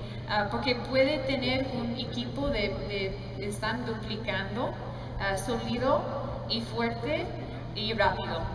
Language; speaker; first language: Spanish; non-native, learner; English